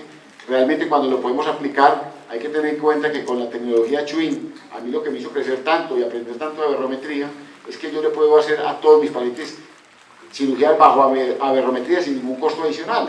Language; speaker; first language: Spanish; native; Spanish